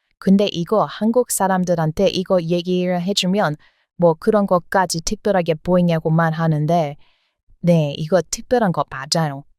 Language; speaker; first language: Korean; non-native, fluent; English